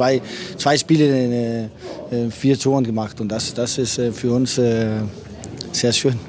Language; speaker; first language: German; non-native, fluent; Danish